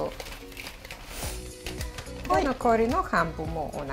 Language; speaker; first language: Japanese; non-native, fluent; Serbian